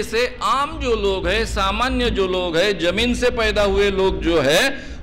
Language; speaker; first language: Hindi; non-native, local second language; Marathi